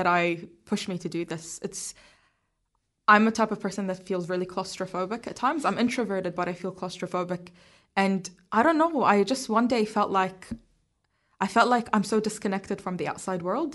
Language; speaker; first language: English; native; English